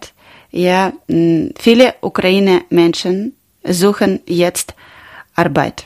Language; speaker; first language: German; non-native, learner; Ukrainian